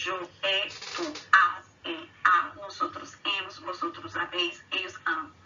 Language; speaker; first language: Spanish; non-native, fluent; Portuguese